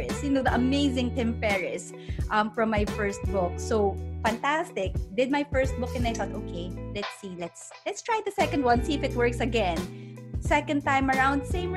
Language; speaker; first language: English; non-native, local second language; Filipino